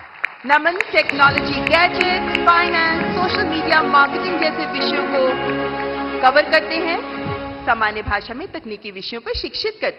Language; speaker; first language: Hindi; native; Hindi